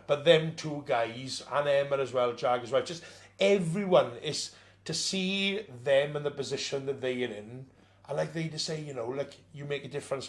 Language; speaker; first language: English; native; English